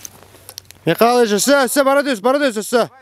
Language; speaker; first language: Russian; non-native, local second language; Yakut